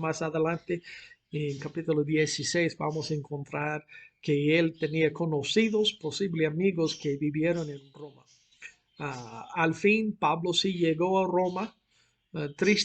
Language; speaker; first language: Spanish; non-native, fluent; English